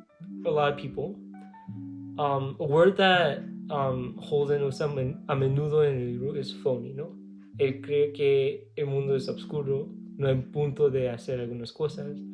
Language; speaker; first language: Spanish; non-native, learner; English